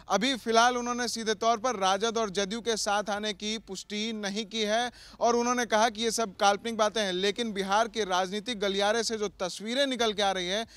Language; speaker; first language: Hindi; native; Hindi